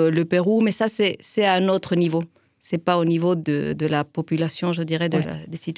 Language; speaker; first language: French; non-native, fluent; Spanish